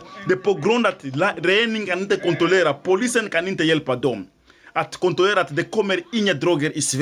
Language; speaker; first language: Swedish; non-native, fluent; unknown